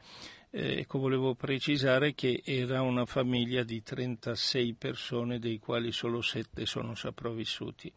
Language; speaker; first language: Italian; early bilingual, other home language; Armenian